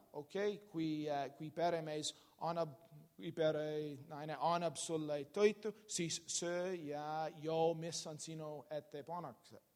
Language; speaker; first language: Estonian; non-native, learner; English